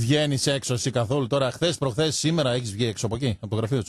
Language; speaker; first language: Greek; native; Greek